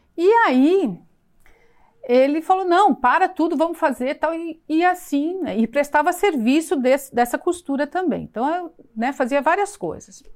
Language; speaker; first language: Portuguese; native; Portuguese